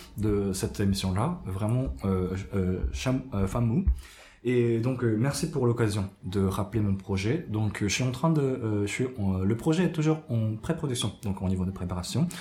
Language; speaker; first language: French; non-native, fluent; Japanese